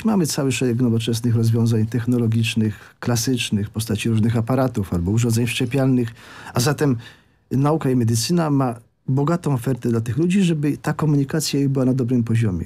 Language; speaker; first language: Polish; native; Polish